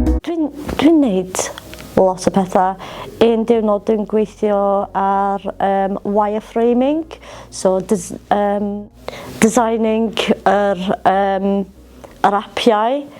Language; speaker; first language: Welsh; non-native, local second language; English